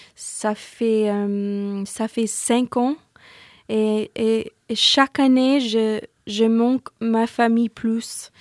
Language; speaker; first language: French; non-native, learner; English